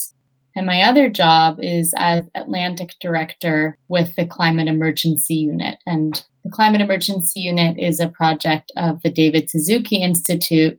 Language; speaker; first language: English; native; English